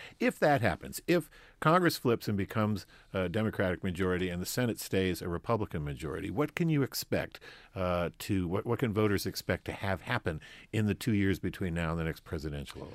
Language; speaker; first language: English; native; English